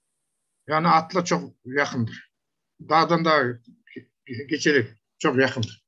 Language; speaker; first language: Turkish; non-native, learner; Kazakh